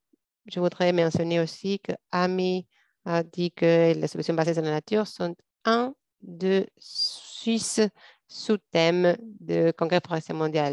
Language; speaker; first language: French; non-native, fluent; English